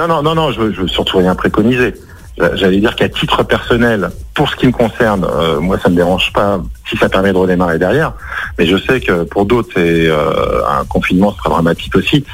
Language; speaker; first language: French; native; French